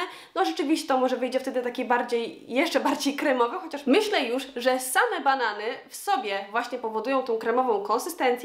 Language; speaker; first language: Polish; native; Polish